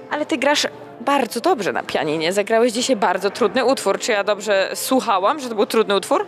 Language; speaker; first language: Polish; native; Polish